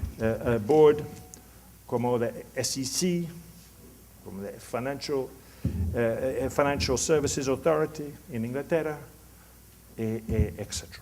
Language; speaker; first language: Spanish; non-native, learner; English